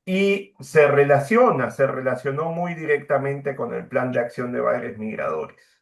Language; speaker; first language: Spanish; native; Spanish